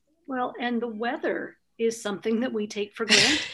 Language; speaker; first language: English; native; English